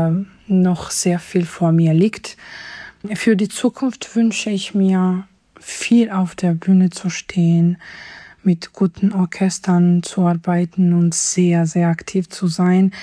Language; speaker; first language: German; non-native, fluent; Georgian